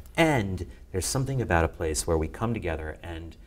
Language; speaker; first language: English; native; English